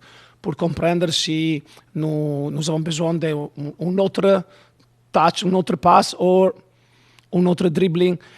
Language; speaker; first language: French; non-native, learner; Italian